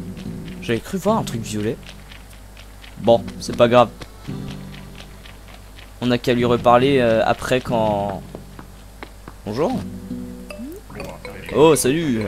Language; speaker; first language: French; native; French